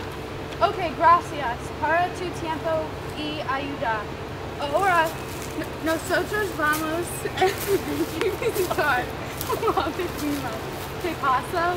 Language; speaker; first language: Spanish; non-native, learner; English